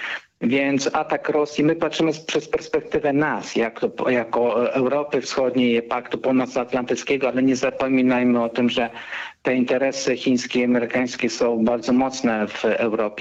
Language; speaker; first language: Polish; native; Polish